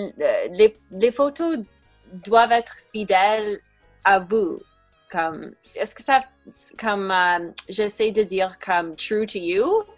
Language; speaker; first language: French; non-native, fluent; English